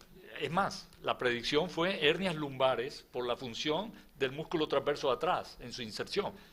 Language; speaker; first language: Spanish; native; Spanish